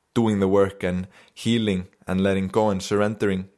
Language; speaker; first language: English; non-native, fluent; Icelandic